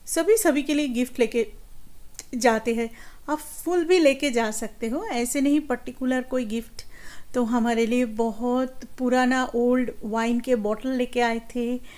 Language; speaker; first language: Hindi; non-native, local second language; Bangla